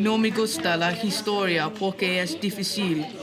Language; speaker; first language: Spanish; non-native, learner; English